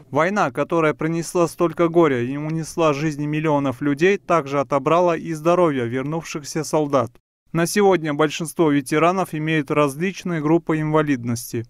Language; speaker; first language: Russian; non-native, local second language; Kyrgyz